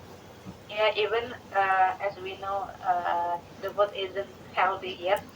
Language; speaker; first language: English; non-native, learner; Indonesian